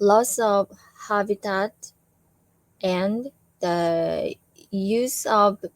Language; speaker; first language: English; non-native, learner; Japanese